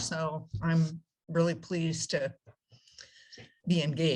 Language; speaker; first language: English; native; English